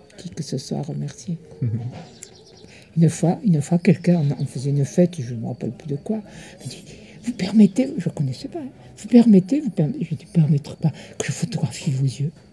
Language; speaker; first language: French; early bilingual, other home language; Italian